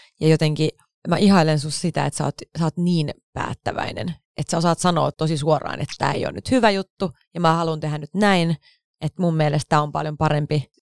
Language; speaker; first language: Finnish; native; Finnish